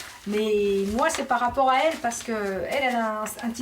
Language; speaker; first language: French; native; French